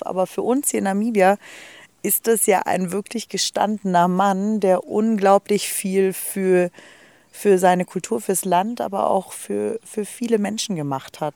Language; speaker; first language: German; native; German